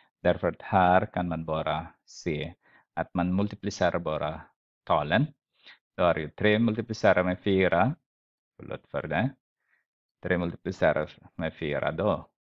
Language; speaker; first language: Swedish; non-native, fluent; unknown